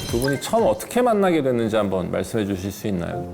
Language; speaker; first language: Korean; native; Korean